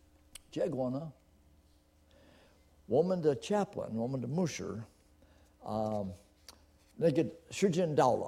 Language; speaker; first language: Chinese; non-native, fluent; English